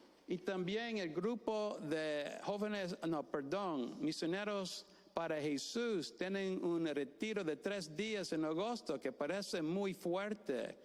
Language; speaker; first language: Spanish; non-native, fluent; English